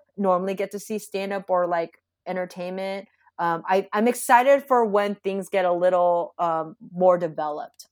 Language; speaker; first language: English; native; English